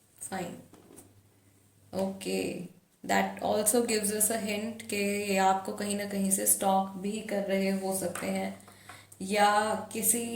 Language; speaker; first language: Hindi; native; Hindi